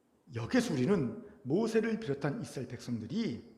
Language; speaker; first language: Korean; native; Korean